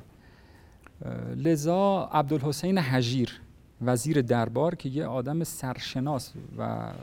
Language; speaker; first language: Persian; native; Persian